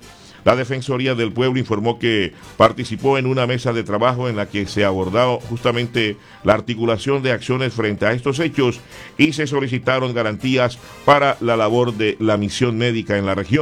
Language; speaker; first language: Spanish; native; Spanish